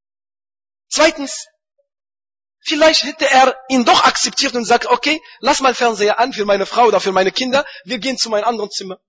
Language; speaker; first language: German; non-native, fluent; Arabic